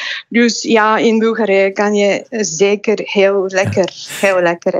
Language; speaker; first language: Dutch; non-native, fluent; Bulgarian